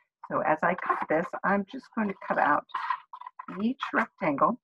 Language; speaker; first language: English; native; English